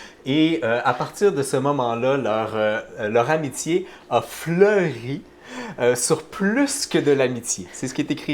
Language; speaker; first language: French; native; French